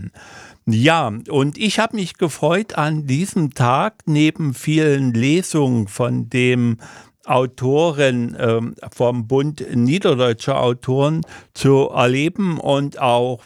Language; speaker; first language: German; native; German